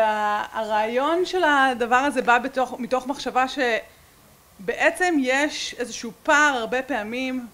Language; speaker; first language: Hebrew; native; Hebrew